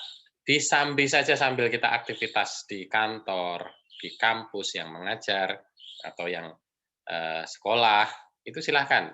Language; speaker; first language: Indonesian; native; Indonesian